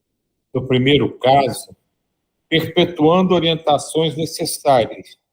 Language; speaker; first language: Portuguese; native; Portuguese